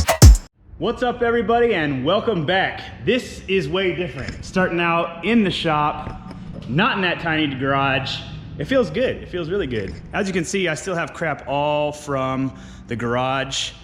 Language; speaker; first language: English; native; English